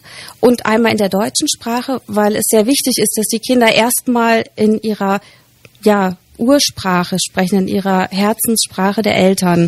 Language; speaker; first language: German; native; German